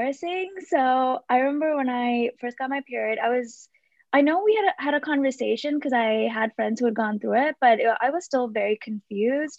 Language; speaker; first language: English; non-native, local second language; Sinhala